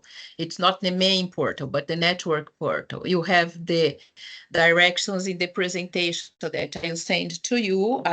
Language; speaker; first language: English; non-native, fluent; Portuguese